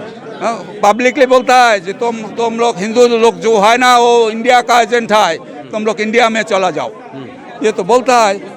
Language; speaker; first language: Hindi; non-native, learner; Bangla